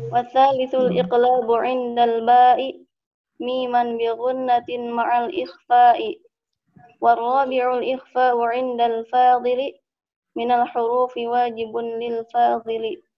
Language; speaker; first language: Arabic; non-native, learner; Indonesian